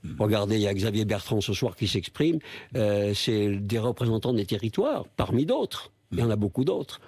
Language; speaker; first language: French; native; French